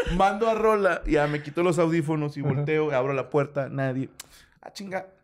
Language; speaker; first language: Spanish; native; Spanish